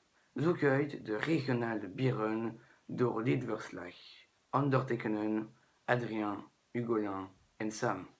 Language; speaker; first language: Dutch; non-native, learner; French